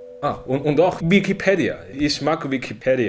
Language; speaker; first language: German; non-native, learner; Chinese